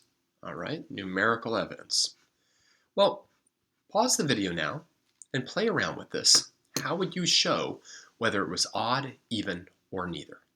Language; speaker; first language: English; native; English